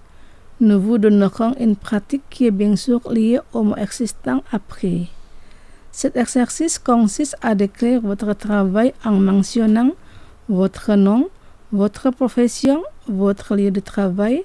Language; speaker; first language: French; non-native, fluent; Indonesian